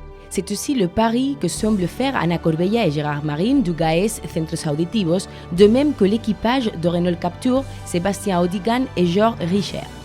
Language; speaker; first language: French; native; French